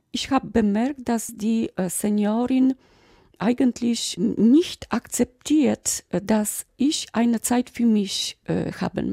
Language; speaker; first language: German; non-native, fluent; Polish